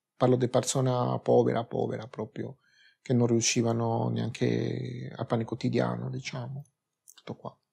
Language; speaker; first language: Italian; non-native, fluent; Spanish